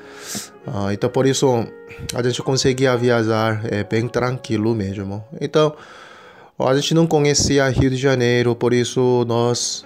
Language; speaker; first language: Portuguese; non-native, fluent; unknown